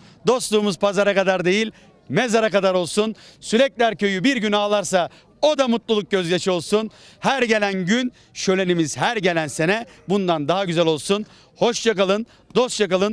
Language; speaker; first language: Turkish; native; Turkish